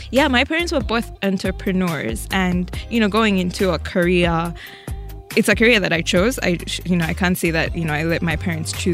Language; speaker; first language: English; non-native, local second language; Ganda